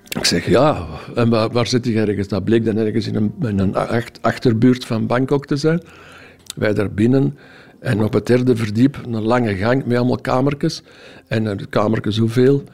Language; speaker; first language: Dutch; native; Dutch